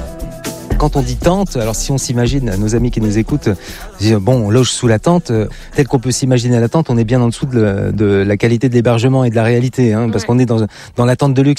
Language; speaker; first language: French; native; French